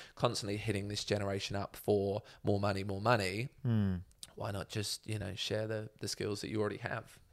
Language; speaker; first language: English; native; English